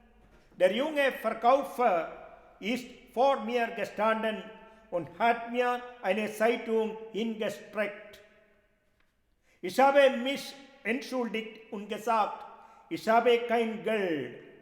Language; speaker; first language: German; non-native, fluent; Malayalam